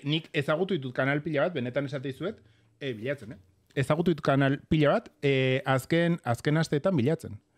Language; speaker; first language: Basque; non-native, local second language; Spanish